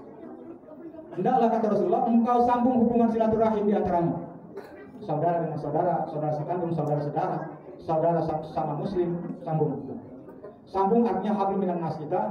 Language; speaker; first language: Indonesian; native; Indonesian